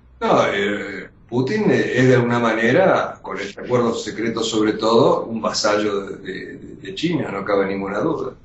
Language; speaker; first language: Spanish; early bilingual, other home language; Russian